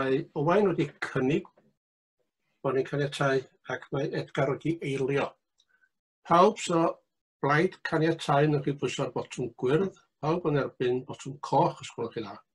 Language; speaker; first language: Welsh; native; Welsh